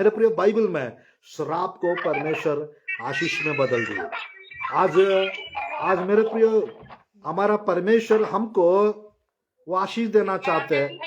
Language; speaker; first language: Hindi; non-native, local second language; Telugu